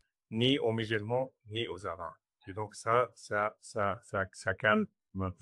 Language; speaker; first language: French; non-native, fluent; Arabic